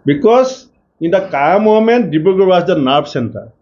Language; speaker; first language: English; non-native, local second language; Assamese